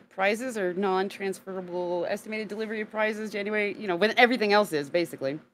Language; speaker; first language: English; native; English